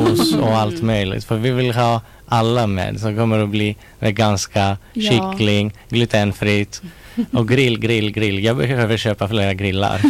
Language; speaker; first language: Swedish; non-native, fluent; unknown